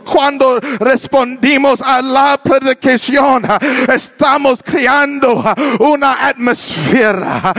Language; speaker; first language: Spanish; non-native, learner; English